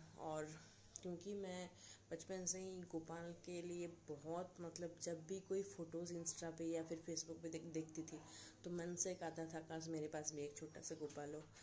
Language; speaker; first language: Hindi; non-native, local second language; Bangla